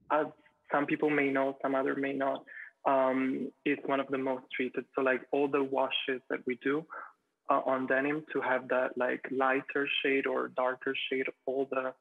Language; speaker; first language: English; non-native, fluent; Italian